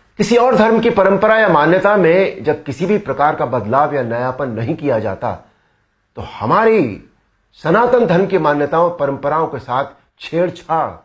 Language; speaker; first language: Hindi; native; Hindi